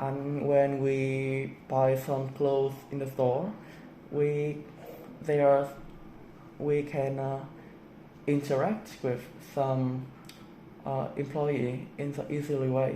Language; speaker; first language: English; non-native, learner; Vietnamese